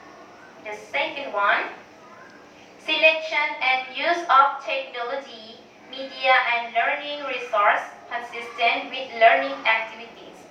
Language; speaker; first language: English; non-native, learner; Thai